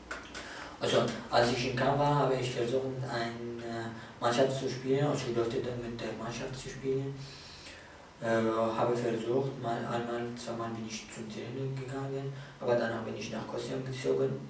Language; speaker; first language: German; non-native, fluent; Kurdish